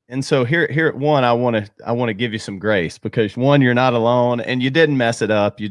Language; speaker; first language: English; native; English